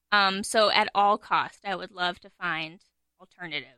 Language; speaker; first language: English; native; English